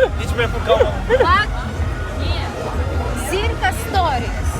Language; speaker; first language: English; non-native, learner; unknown